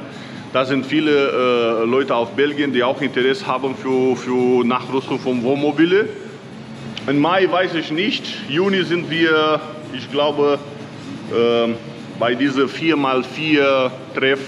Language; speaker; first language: German; non-native, learner; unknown